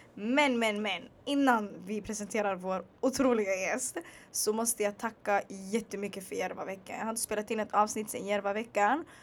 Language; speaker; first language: Swedish; native; Swedish